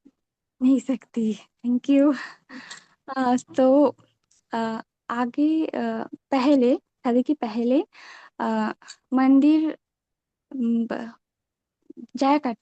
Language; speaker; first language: Hindi; non-native, local second language; Bangla